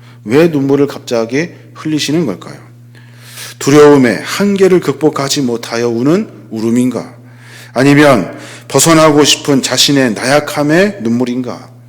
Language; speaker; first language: Korean; native; Korean